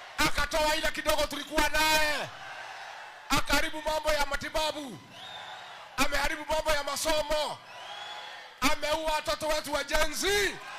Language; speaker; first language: Swahili; non-native, local second language; Kikuyu